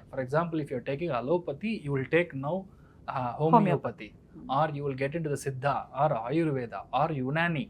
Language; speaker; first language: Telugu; non-native, fluent; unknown